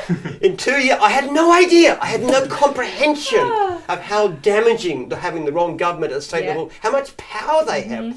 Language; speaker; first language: English; native; English